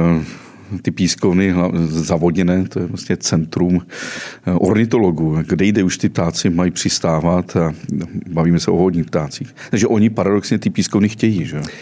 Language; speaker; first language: Czech; native; Czech